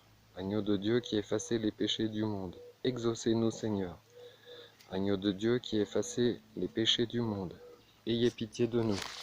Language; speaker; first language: French; native; French